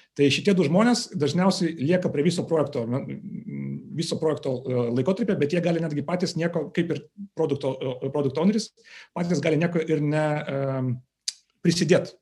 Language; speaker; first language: Lithuanian; non-native, local second language; Russian